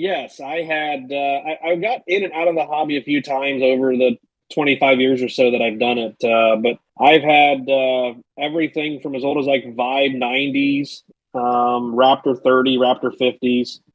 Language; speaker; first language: English; native; English